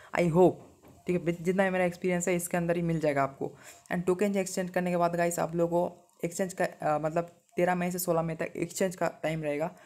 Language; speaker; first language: Hindi; non-native, local second language; Bangla